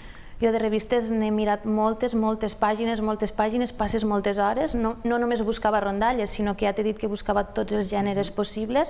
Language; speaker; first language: Catalan; native; Catalan